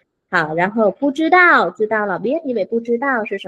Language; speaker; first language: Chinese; non-native, fluent; Vietnamese